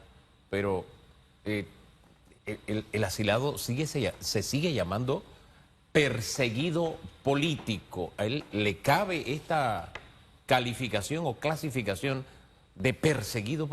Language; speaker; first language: Spanish; native; Spanish